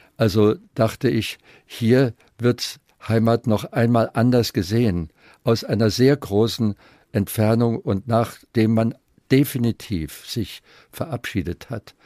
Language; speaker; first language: German; native; German